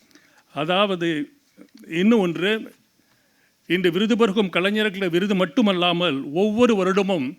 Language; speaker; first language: Tamil; native; Tamil